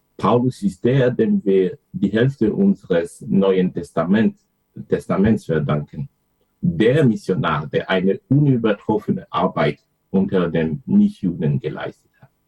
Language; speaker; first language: German; non-native, fluent; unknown